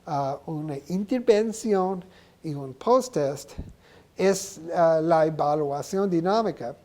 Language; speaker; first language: Spanish; non-native, learner; English